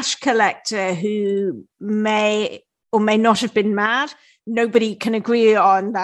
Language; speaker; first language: English; native; English